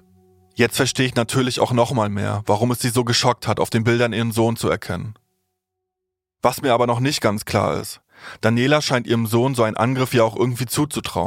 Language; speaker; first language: German; native; German